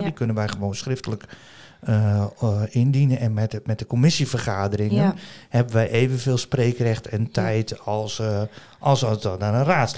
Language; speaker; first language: Dutch; native; Dutch